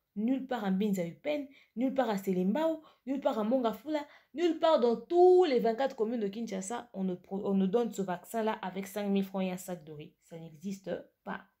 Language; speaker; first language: French; non-native, local second language; Lingala